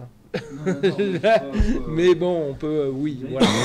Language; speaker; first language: French; native; French